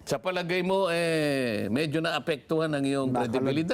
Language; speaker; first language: Filipino; native; Filipino